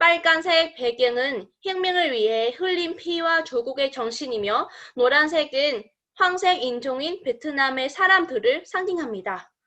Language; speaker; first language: Korean; non-native, fluent; Vietnamese